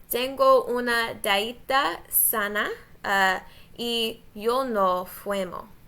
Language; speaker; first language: Spanish; non-native, learner; English